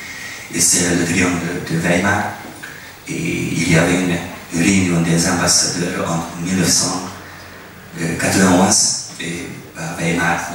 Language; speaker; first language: French; non-native, fluent; Hungarian